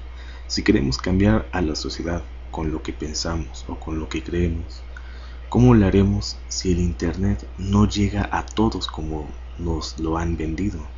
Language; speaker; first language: Spanish; native; Spanish